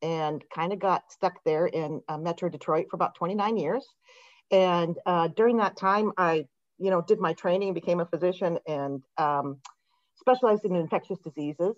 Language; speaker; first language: English; native; English